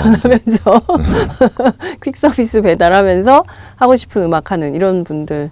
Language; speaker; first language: Korean; native; Korean